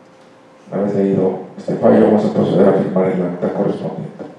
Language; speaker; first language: Spanish; native; Spanish